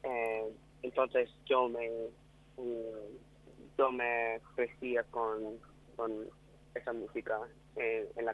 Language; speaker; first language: Spanish; non-native, learner; English